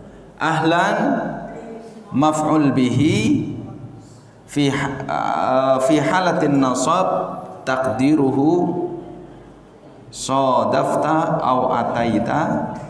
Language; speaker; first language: Arabic; non-native, fluent; Indonesian